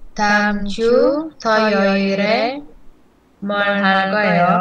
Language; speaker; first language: Korean; non-native, learner; Indonesian